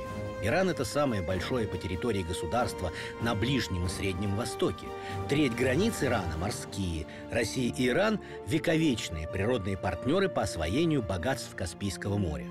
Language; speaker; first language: Russian; native; Russian